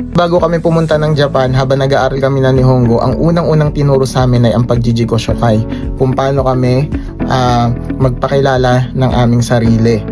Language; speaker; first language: Filipino; native; Filipino